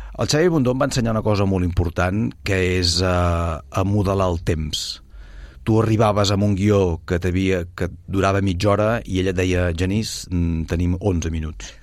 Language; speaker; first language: Catalan; native; Catalan